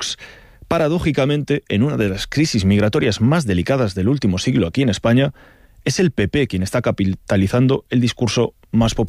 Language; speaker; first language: Spanish; native; Spanish